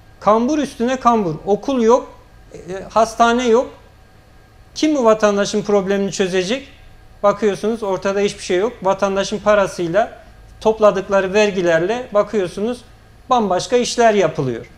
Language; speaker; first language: Turkish; native; Turkish